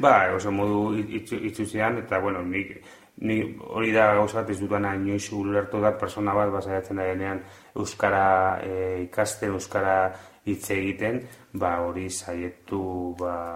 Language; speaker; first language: Basque; non-native, local second language; Spanish